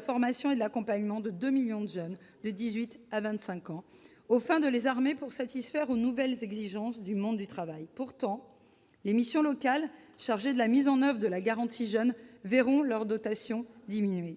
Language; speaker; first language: French; native; French